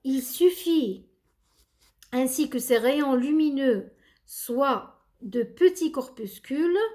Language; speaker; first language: French; non-native, local second language; Arabic